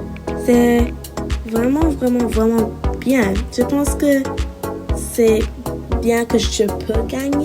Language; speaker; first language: French; non-native, learner; English